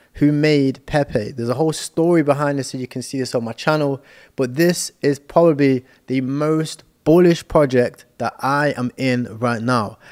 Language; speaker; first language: English; native; English